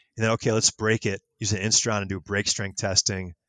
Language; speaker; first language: English; native; English